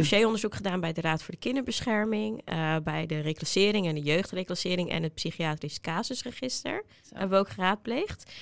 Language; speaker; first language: Dutch; native; Dutch